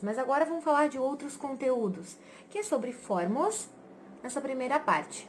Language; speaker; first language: Portuguese; native; Portuguese